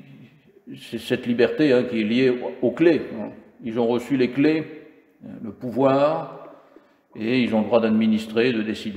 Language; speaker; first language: French; native; French